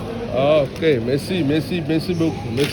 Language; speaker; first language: French; non-native, learner; Tamil